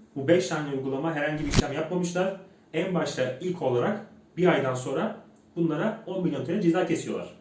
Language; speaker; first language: Turkish; native; Turkish